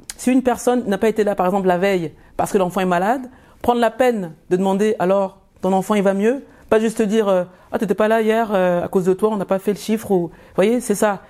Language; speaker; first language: French; early bilingual, other home language; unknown